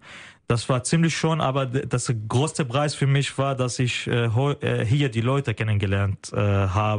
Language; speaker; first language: German; non-native, fluent; Arabic